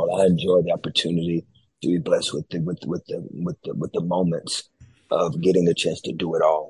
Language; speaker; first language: English; native; English